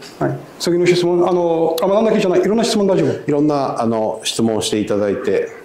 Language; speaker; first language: Japanese; non-native, learner; Arabic